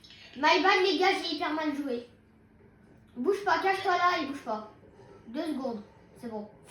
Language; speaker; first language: French; native; French